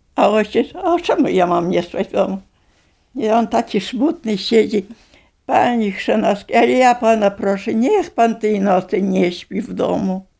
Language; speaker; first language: Polish; native; Polish